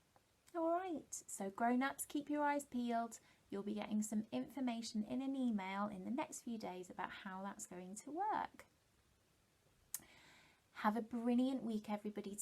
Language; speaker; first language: English; native; English